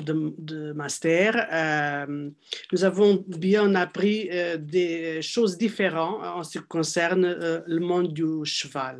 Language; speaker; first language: French; non-native, fluent; Portuguese